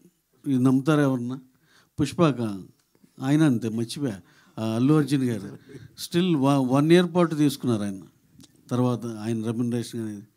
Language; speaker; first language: Telugu; native; Telugu